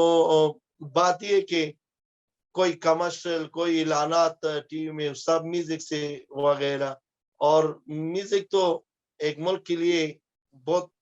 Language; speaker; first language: Hindi; non-native, fluent; Pashto